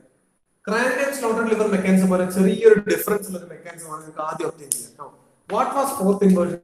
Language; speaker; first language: English; non-native, local second language; Malayalam